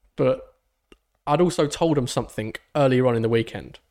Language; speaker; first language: English; native; English